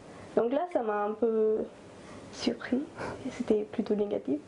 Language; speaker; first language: French; non-native, fluent; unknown